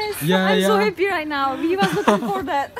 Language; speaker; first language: English; non-native, learner; Turkish